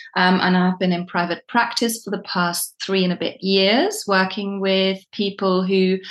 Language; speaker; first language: English; non-native, fluent; German